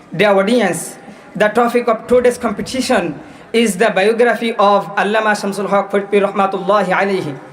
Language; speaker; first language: English; non-native, local second language; Bangla